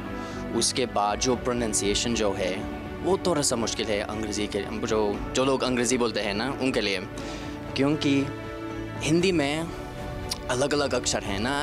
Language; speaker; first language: Hindi; non-native, fluent; English